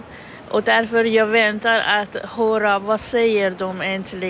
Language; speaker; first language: Swedish; non-native, fluent; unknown